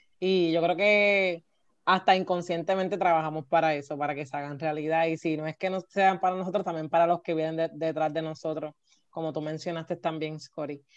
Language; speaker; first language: Spanish; native; Spanish